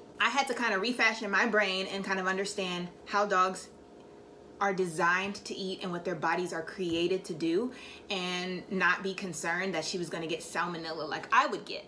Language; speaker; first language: English; native; English